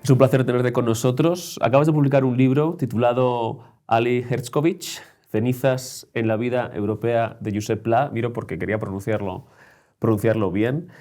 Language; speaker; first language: Spanish; native; Spanish